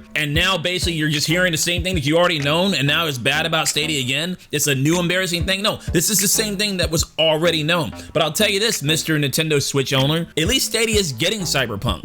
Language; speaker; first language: English; native; English